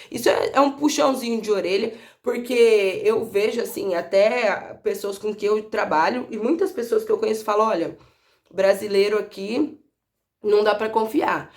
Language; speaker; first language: Portuguese; native; Portuguese